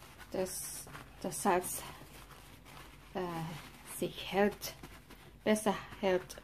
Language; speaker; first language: German; non-native, learner; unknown